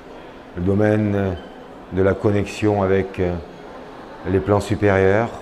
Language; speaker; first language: French; native; French